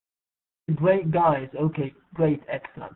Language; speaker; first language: English; non-native, fluent; Arabic